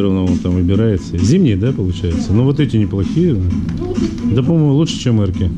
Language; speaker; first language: Russian; native; Russian